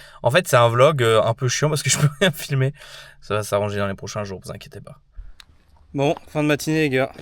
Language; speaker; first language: French; native; French